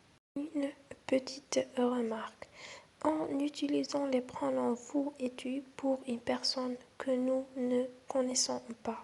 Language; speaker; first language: French; non-native, local second language; Arabic